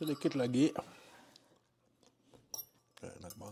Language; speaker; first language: Indonesian; non-native, learner; French